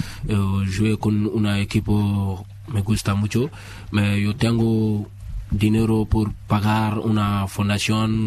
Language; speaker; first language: Spanish; non-native, learner; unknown